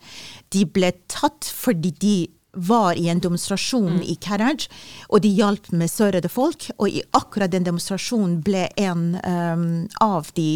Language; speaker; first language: Norwegian; non-native, fluent; Persian